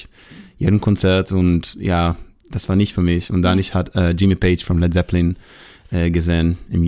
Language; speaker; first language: German; non-native, fluent; Hebrew